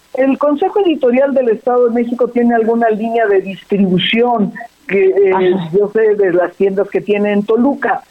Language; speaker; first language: Spanish; native; Spanish